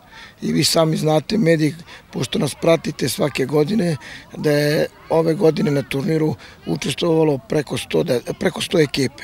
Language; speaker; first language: Croatian; native; Croatian